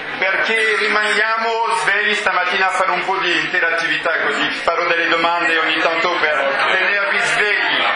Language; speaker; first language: Italian; non-native, fluent; French